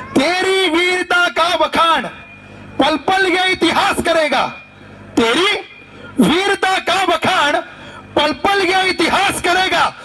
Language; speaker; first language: Hindi; non-native, local second language; Marathi